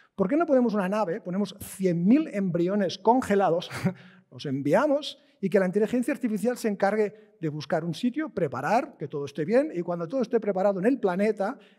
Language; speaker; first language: Spanish; native; Spanish